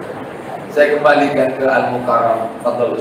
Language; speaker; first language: Malay; native; Malay